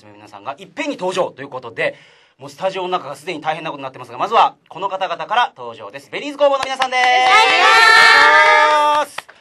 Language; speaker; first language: Japanese; native; Japanese